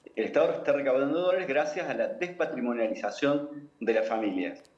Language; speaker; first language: Spanish; native; Spanish